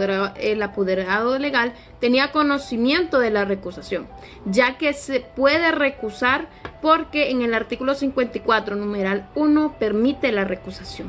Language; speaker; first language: Spanish; native; Spanish